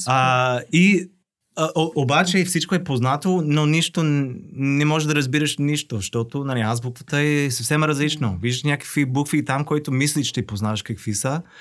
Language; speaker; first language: Bulgarian; non-native, fluent; English